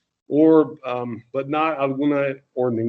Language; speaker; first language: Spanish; non-native, fluent; English